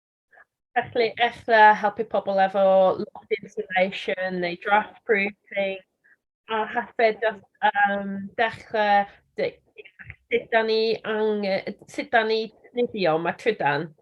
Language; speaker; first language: Welsh; non-native, learner; English